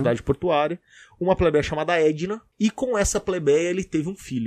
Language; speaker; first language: Portuguese; native; Portuguese